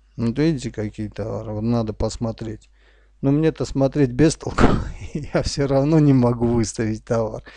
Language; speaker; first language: Russian; non-native, local second language; Armenian